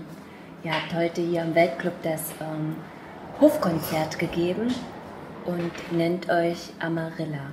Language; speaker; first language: German; native; German